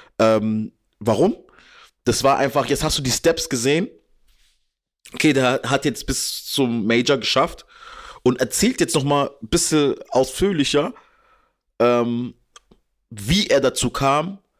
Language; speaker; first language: German; early bilingual, other home language; French